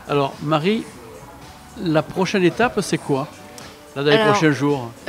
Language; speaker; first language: French; native; French